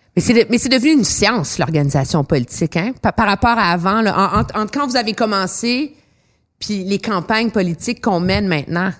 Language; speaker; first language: French; native; French